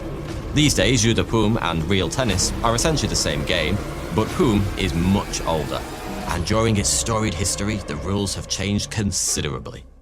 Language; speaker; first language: English; native; English